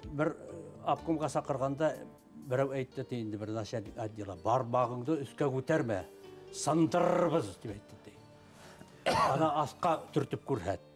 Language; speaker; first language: Tatar; non-native, local second language; Bashkir